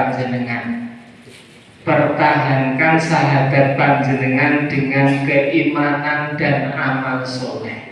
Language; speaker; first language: Indonesian; non-native, local second language; Javanese